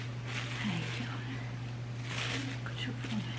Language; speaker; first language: Arabic; native; Arabic